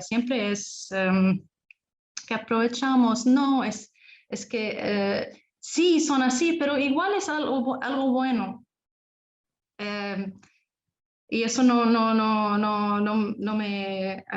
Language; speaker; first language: Spanish; non-native, fluent; Arabic